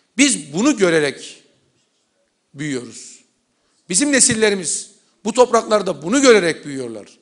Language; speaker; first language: Turkish; native; Turkish